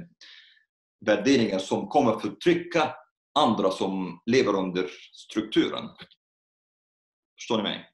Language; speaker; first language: Swedish; non-native, fluent; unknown